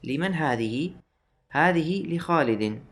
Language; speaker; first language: Arabic; non-native, fluent; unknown